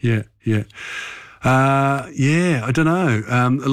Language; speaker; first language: English; native; English